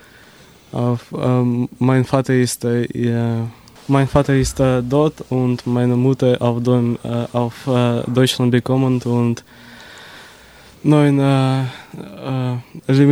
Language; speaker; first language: German; non-native, learner; Russian